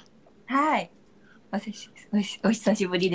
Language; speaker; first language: Japanese; non-native, fluent; Thai